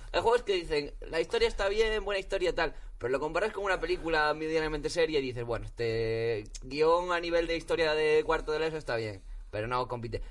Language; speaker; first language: Spanish; native; Spanish